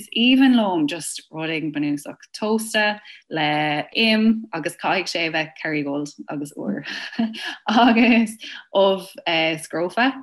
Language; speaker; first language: Irish; non-native, local second language; English